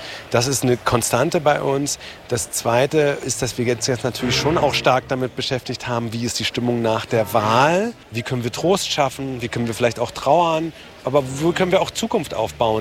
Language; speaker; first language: German; native; German